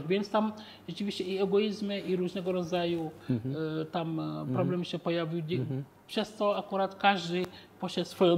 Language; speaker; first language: Polish; non-native, fluent; Wolof